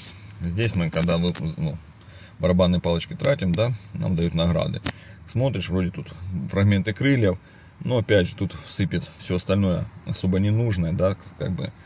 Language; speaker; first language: Russian; native; Russian